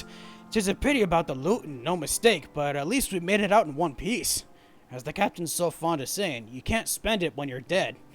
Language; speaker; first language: English; native; English